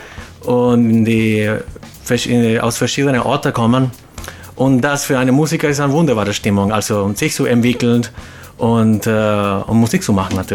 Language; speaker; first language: German; non-native, fluent; Spanish